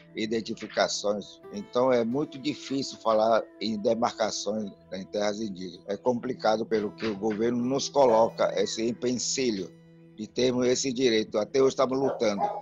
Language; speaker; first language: Portuguese; non-native, local second language; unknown